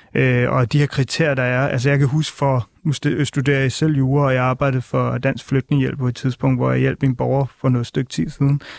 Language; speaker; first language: Danish; native; Danish